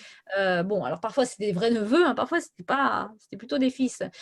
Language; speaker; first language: French; native; French